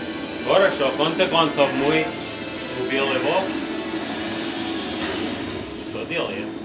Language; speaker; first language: Russian; non-native, learner; English